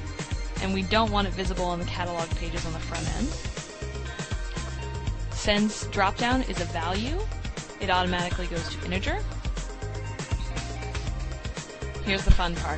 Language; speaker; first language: English; native; English